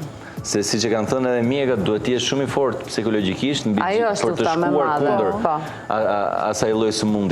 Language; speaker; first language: Albanian; native; Albanian